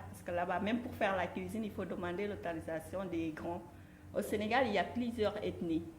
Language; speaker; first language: French; non-native, local second language; Fula